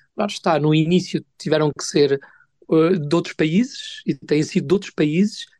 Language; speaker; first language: Portuguese; native; Portuguese